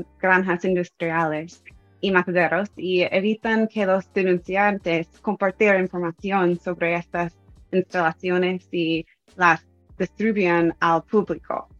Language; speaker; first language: Spanish; non-native, fluent; English